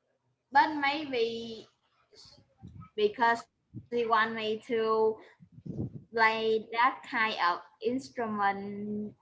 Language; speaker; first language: English; non-native, learner; Vietnamese